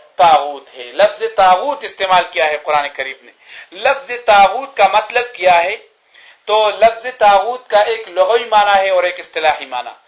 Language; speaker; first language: Urdu; non-native, local second language; Pashto